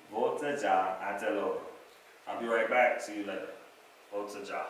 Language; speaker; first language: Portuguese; non-native, learner; English